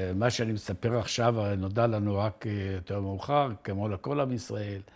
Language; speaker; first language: Hebrew; native; Hebrew